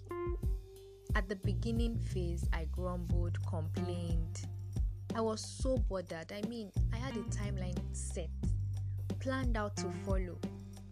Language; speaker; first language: English; non-native, local second language; Yoruba